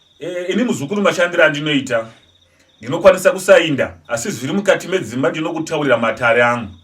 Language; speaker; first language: Shona; non-native, local second language; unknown